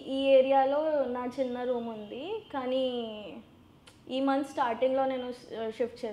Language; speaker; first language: Telugu; non-native, learner; Gujarati